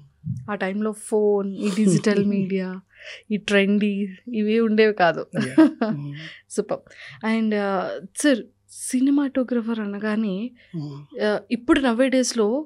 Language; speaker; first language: Telugu; native; Telugu